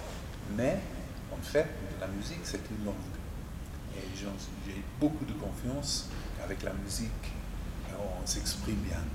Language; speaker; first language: French; non-native, fluent; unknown